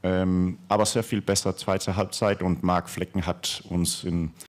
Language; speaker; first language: German; non-native, fluent; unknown